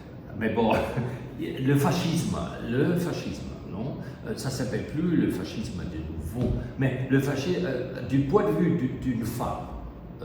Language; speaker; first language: French; non-native, learner; German